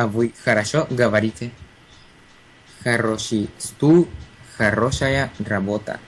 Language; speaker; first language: Russian; non-native, learner; Spanish